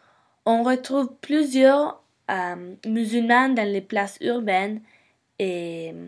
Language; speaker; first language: French; non-native, learner; English